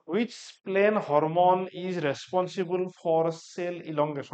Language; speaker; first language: English; non-native, local second language; Assamese